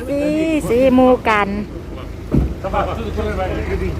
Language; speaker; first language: Portuguese; non-native, learner; Thai